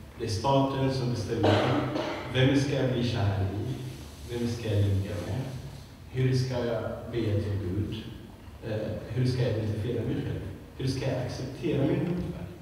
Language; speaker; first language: Swedish; non-native, fluent; Arabic